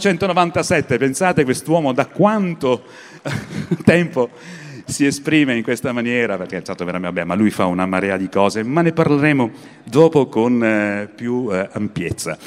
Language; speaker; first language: Italian; native; Italian